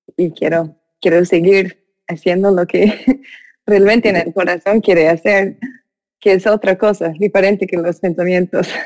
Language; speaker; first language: Spanish; non-native, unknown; English